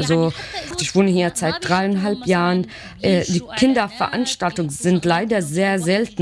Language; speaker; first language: German; non-native, learner; Arabic